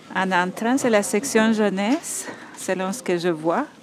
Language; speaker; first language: French; non-native, fluent; Spanish